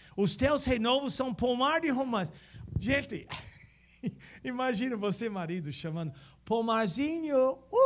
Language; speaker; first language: Portuguese; non-native, fluent; English